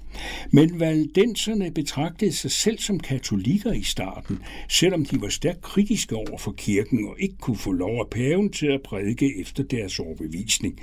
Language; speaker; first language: Danish; native; Danish